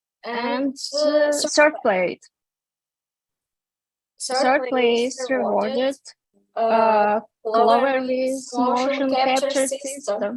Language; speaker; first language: English; non-native, fluent; Russian